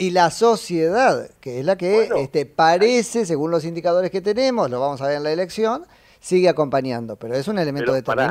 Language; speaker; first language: Spanish; native; Spanish